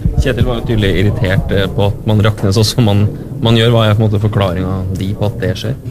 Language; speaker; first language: Norwegian; native; Norwegian